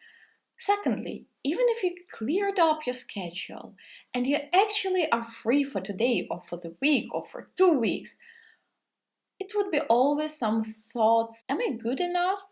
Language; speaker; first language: English; non-native, fluent; Russian